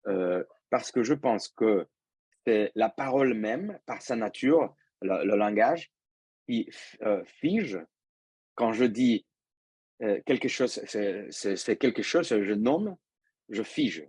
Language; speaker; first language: French; non-native, fluent; Spanish